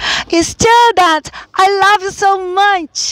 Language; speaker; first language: English; non-native, fluent; Portuguese